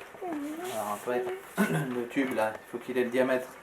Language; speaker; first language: French; native; French